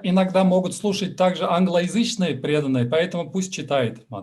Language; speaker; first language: Russian; native; Russian